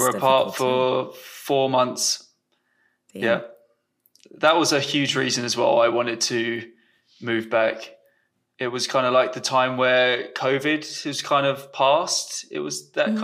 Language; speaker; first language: English; native; English